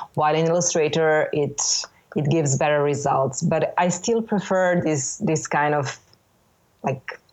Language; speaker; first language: English; non-native, fluent; Serbian